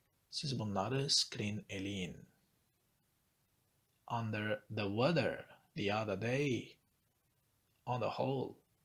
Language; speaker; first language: English; non-native, fluent; Azerbaijani